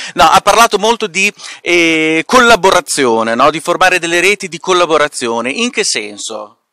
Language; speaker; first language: Italian; native; Italian